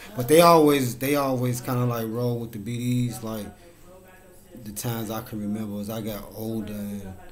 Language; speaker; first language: English; native; English